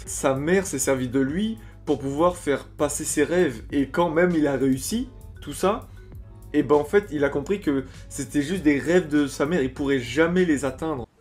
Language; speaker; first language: French; native; French